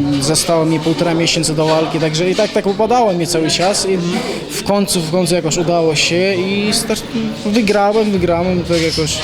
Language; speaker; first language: Polish; non-native, learner; Chechen